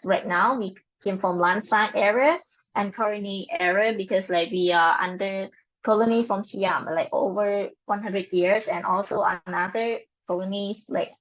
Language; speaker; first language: English; non-native, learner; Lao